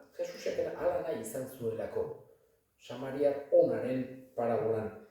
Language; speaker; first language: Basque; native; Basque